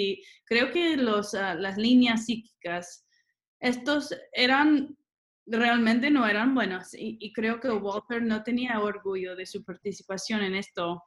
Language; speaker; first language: Spanish; early bilingual, other home language; English